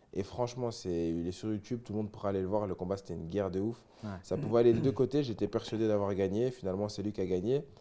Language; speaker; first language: French; native; French